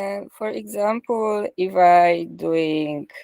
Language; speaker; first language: English; non-native, learner; Polish